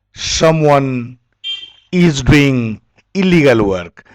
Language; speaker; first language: English; non-native, local second language; Nepali